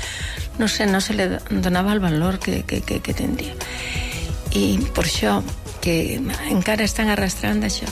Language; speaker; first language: Catalan; non-native, local second language; Galician